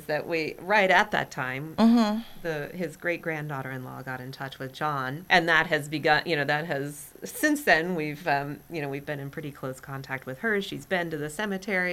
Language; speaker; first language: English; native; English